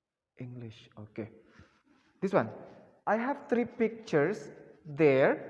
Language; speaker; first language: English; non-native, fluent; Indonesian